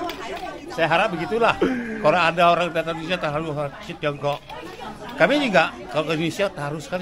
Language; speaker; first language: Indonesian; non-native, local second language; Chinese